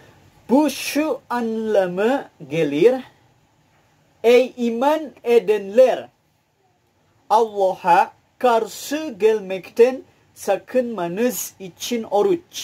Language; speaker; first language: Turkish; non-native, learner; Indonesian